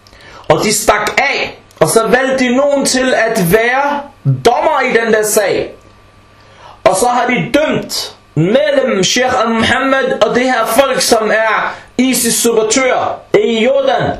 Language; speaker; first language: Danish; early bilingual, other home language; Arabic